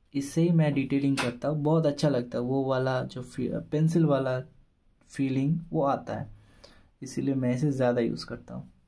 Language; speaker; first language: Hindi; non-native, local second language; Bangla